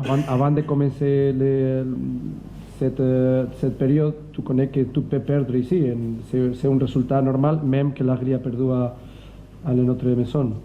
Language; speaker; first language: French; non-native, learner; Spanish